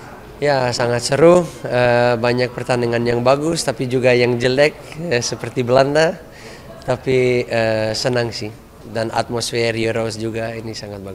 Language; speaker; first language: Indonesian; early bilingual, heritage; Dutch